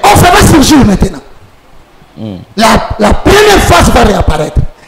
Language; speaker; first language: French; non-native, local second language; Lingala